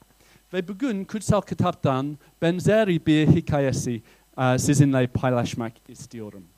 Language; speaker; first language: Turkish; non-native, fluent; English